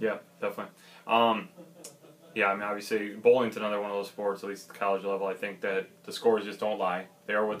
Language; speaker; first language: English; native; English